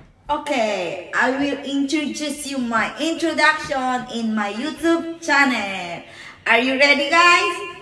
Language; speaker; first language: English; non-native, local second language; Filipino